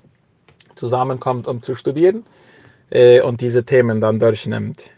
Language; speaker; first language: German; early bilingual, heritage; German